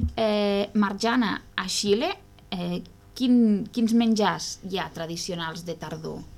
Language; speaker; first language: Catalan; native; Catalan